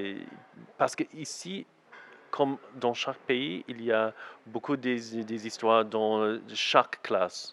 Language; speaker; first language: French; non-native, learner; English